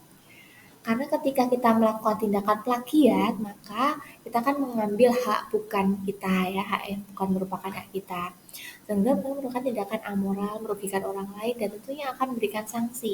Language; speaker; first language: Indonesian; native; Indonesian